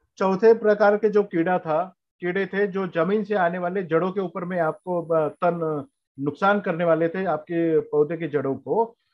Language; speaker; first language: Hindi; non-native, local second language; Marathi